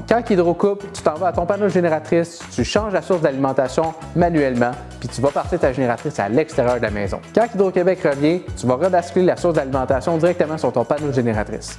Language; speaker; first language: French; native; French